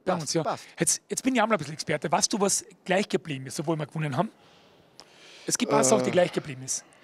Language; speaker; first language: German; native; German